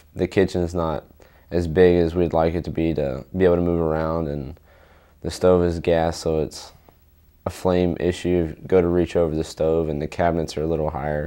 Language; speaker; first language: English; native; English